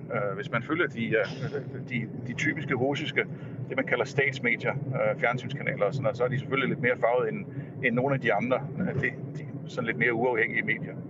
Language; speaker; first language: Danish; native; Danish